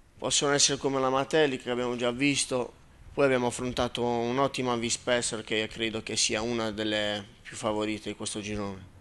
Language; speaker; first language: Italian; native; Italian